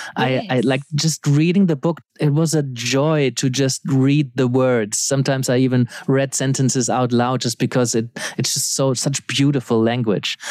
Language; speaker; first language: English; non-native, fluent; German